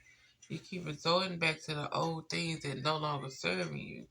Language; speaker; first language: English; native; English